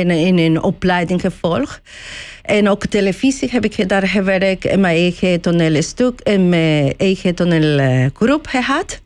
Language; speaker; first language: Dutch; non-native, learner; Spanish